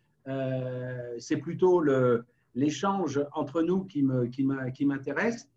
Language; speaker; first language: French; native; French